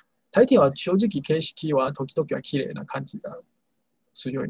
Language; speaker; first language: Japanese; non-native, learner; Chinese